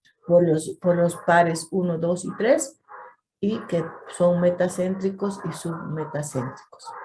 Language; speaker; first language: Spanish; native; Spanish